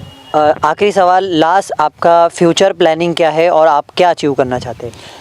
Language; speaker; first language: Hindi; native; Hindi